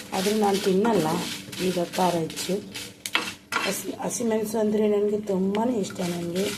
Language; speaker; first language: Kannada; non-native, local second language; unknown